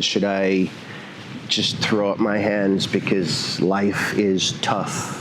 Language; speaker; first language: English; native; English